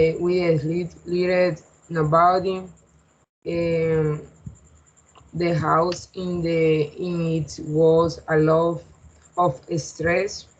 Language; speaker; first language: English; non-native, learner; Spanish